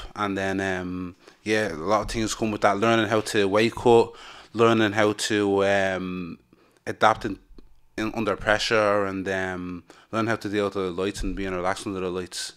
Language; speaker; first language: English; native; English